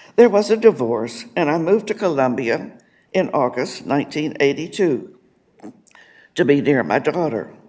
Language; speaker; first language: English; native; English